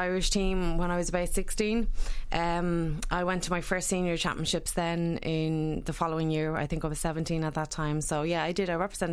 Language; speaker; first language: English; native; English